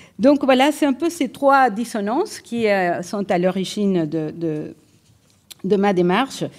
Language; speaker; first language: French; non-native, fluent; Spanish